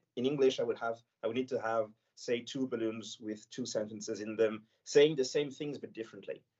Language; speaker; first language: English; non-native, fluent; French